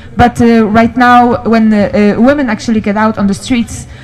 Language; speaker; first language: English; non-native, learner; Polish